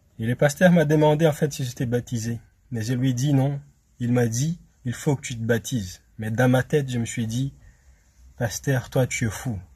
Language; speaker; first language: French; non-native, local second language; Malagasy